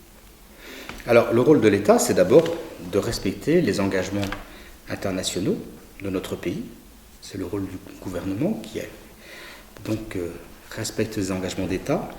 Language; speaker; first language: French; native; French